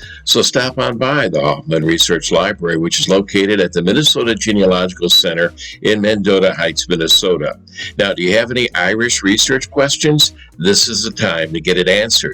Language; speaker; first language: English; native; English